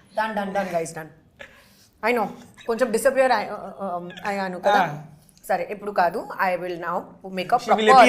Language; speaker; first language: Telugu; non-native, learner; Hindi